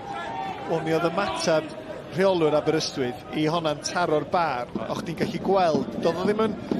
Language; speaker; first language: Welsh; native; Welsh